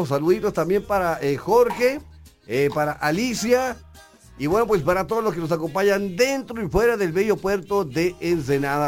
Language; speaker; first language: Spanish; native; Spanish